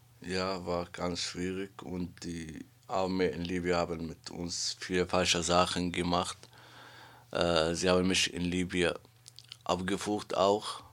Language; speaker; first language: German; non-native, learner; Arabic